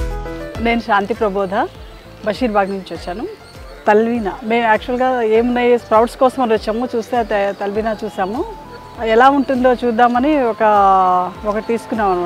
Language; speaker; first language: Telugu; native; Telugu